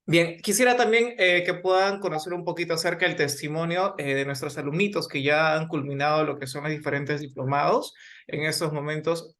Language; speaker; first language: Spanish; native; Spanish